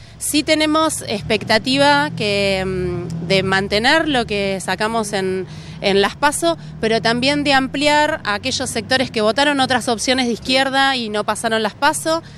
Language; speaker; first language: Spanish; native; Spanish